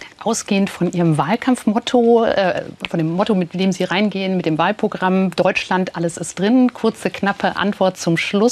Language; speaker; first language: German; native; German